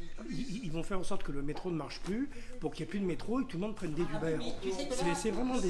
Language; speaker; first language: French; native; French